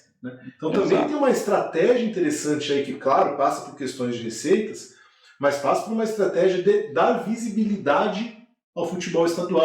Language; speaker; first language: Portuguese; native; Portuguese